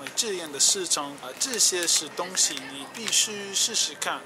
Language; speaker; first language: Chinese; non-native, learner; English